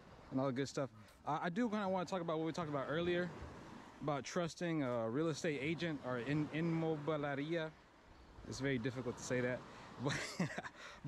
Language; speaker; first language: English; native; English